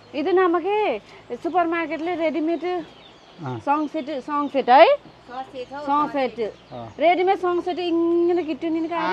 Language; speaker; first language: Malayalam; non-native, learner; Nepali